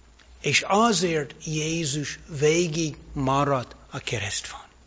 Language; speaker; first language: Hungarian; non-native, fluent; English